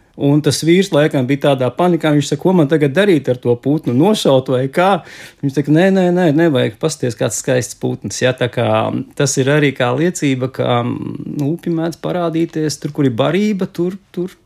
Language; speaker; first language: Latvian; native; Latvian